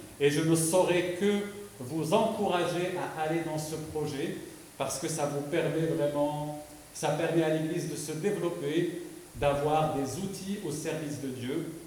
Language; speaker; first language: French; non-native, local second language; Arabic